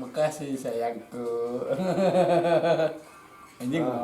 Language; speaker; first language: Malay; non-native, local second language; Sundanese